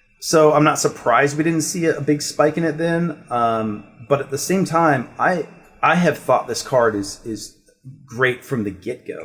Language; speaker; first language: English; native; English